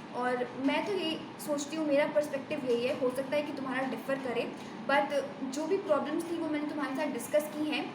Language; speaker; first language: Hindi; native; Hindi